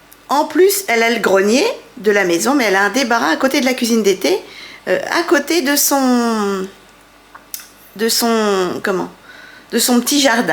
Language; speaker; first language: French; native; French